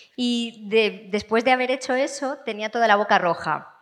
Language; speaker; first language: Spanish; non-native, fluent; English